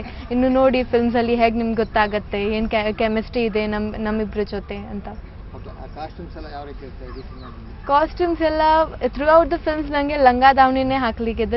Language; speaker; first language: Kannada; early bilingual, heritage; Kannada